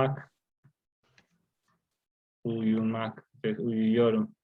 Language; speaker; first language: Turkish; non-native, fluent; Spanish